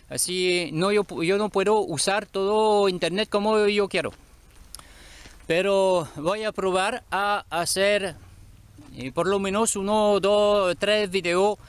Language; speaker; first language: Spanish; non-native, learner; French